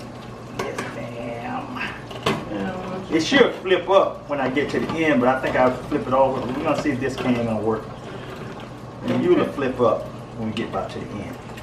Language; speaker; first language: English; native; English